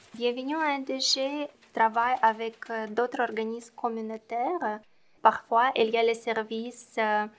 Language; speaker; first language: French; non-native, fluent; Romanian